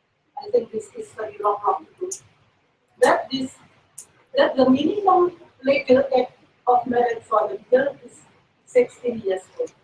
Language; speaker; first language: English; non-native, learner; Indonesian